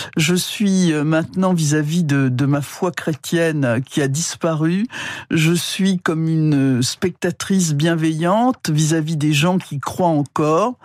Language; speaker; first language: French; native; French